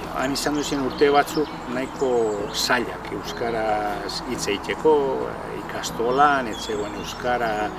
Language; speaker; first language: Basque; native; Basque